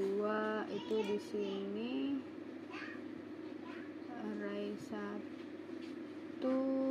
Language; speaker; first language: Indonesian; native; Indonesian